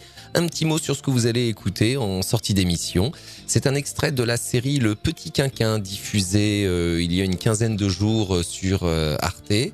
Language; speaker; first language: French; native; French